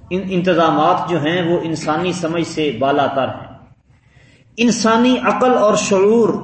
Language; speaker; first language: Urdu; non-native, local second language; Punjabi